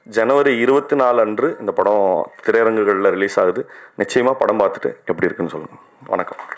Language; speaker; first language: Tamil; native; Tamil